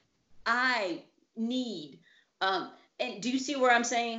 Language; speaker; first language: English; native; English